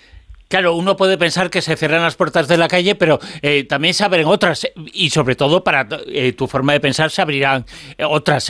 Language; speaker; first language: Spanish; native; Spanish